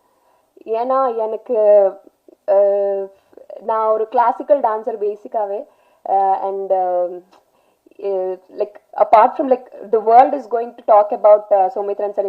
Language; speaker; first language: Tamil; non-native, learner; Telugu